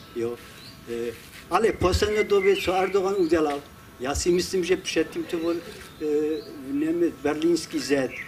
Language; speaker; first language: Czech; non-native, fluent; Kurdish